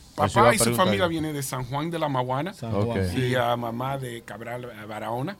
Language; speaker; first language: Spanish; early bilingual, heritage; Spanish